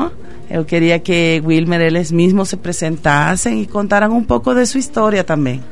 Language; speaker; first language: Portuguese; non-native, fluent; Spanish